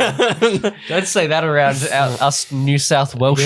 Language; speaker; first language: English; native; English